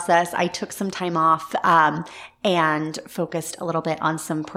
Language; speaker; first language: English; native; English